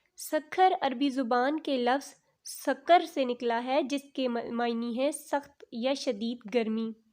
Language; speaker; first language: Urdu; native; Urdu